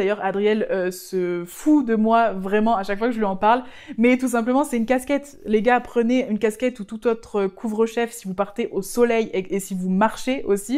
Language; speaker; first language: French; native; French